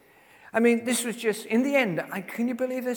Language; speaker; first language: English; native; English